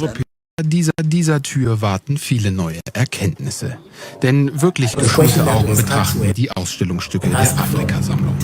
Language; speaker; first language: German; native; German